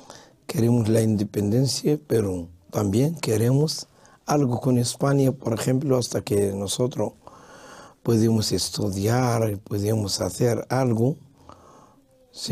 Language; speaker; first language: Spanish; non-native, learner; Arabic